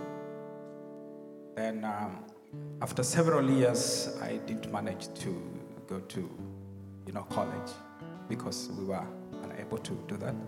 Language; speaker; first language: English; non-native, local second language; Luo (Kenya and Tanzania)